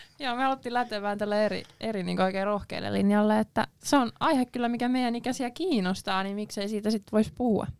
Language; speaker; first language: Finnish; native; Finnish